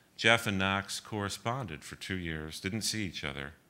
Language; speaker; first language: English; native; English